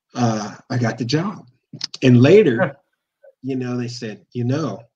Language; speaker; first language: English; native; English